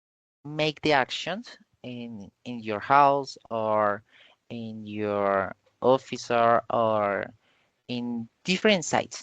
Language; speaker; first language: English; non-native, learner; Spanish